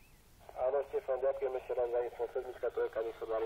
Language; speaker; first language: Slovak; native; Slovak